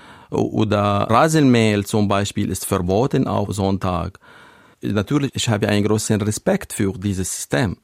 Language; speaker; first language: German; non-native, learner; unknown